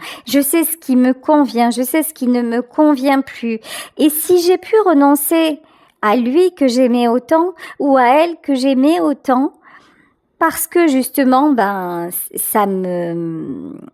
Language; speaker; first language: French; native; French